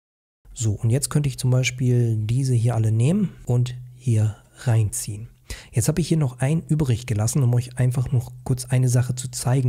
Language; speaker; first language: German; native; German